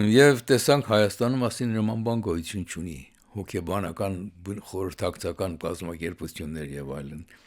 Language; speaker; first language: Armenian; early bilingual, heritage; Armenian